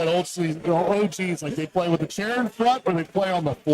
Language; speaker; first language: English; native; English